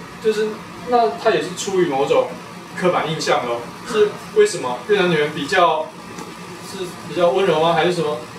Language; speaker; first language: Chinese; native; Chinese